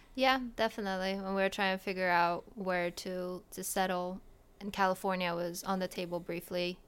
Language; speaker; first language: English; early bilingual, other home language; Polish